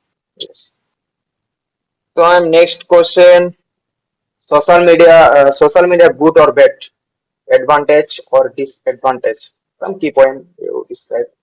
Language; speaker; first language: English; non-native, local second language; Bangla